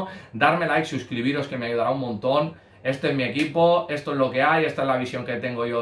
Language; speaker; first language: Spanish; native; Spanish